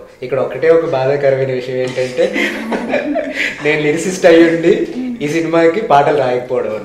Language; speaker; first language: Telugu; native; Telugu